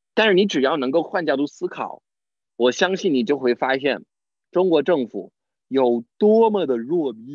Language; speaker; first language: Chinese; non-native, fluent; English